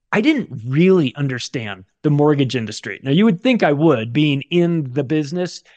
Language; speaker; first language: English; native; English